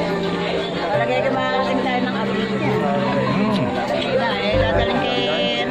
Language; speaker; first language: Filipino; native; Filipino